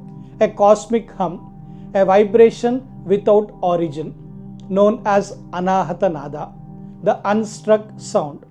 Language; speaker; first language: English; non-native, local second language; Telugu